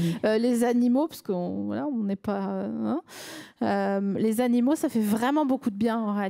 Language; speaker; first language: French; native; French